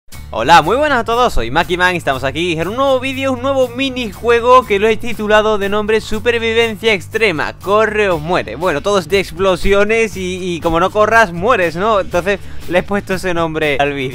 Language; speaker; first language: Spanish; native; Spanish